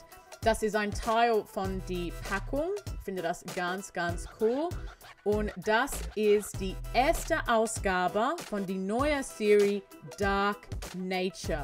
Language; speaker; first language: German; non-native, learner; English